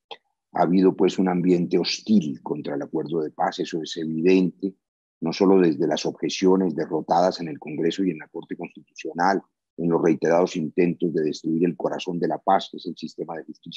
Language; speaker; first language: Spanish; native; Spanish